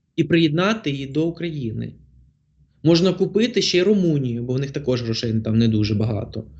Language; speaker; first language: Ukrainian; non-native, local second language; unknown